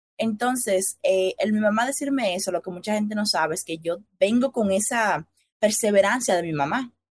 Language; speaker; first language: Spanish; native; Spanish